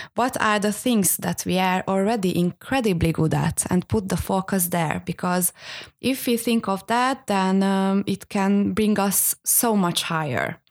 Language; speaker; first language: English; non-native, fluent; Hungarian